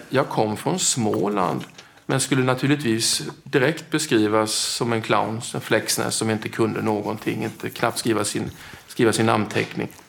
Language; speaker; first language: Swedish; native; Swedish